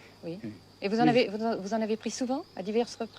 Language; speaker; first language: French; native; French